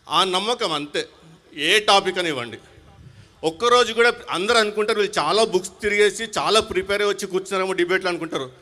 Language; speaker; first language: Telugu; non-native, local second language; Hindi